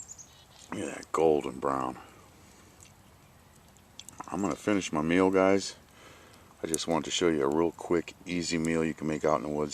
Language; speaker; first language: English; native; English